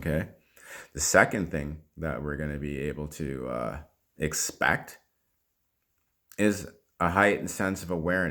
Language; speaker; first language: English; native; English